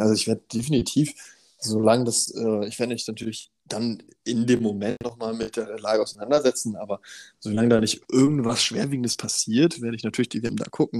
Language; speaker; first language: German; native; German